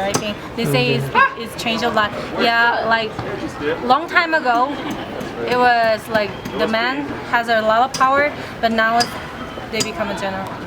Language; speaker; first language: English; non-native, learner; Korean